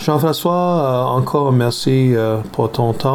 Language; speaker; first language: French; non-native, learner; English